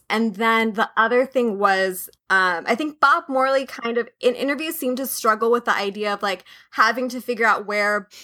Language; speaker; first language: English; native; English